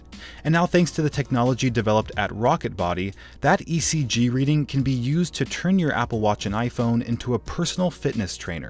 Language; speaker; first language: English; native; English